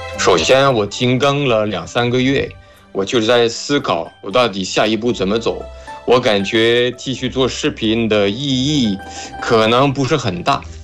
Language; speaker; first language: Chinese; non-native, fluent; French